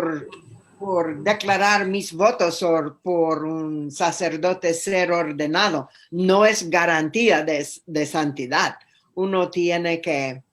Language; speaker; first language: Spanish; non-native, fluent; English